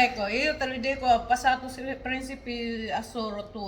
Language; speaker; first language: Italian; non-native, learner; Filipino